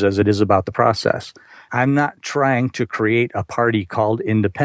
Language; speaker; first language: English; native; English